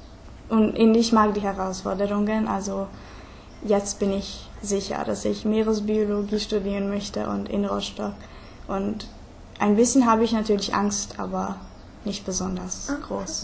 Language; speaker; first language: German; non-native, fluent; Hungarian